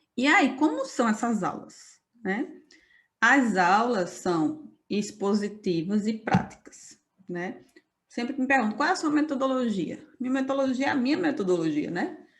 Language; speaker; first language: Portuguese; native; Portuguese